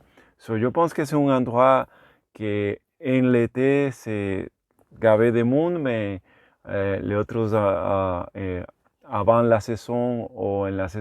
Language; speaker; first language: French; non-native, learner; Spanish